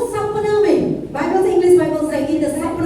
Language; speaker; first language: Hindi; non-native, local second language; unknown